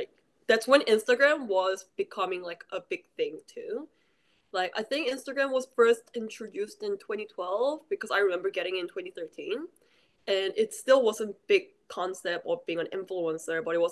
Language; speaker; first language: English; early bilingual, other home language; Korean